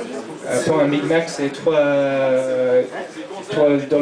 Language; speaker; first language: French; non-native, fluent; English